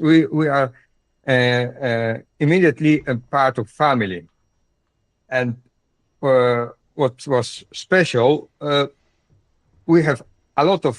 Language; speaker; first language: English; non-native, learner; Dutch